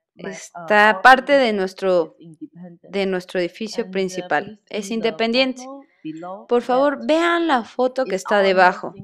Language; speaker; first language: Spanish; non-native, fluent; Chinese